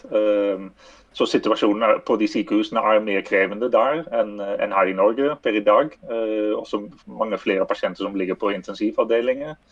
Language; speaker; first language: Norwegian; non-native, fluent; Dutch